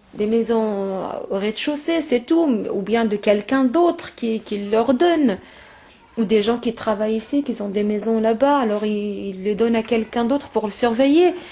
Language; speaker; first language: French; non-native, local second language; Arabic